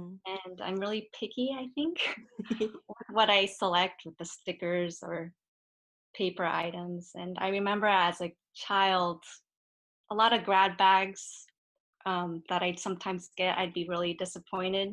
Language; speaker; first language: English; native; English